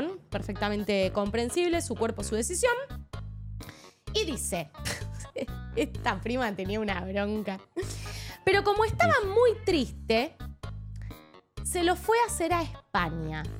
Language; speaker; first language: Spanish; native; Spanish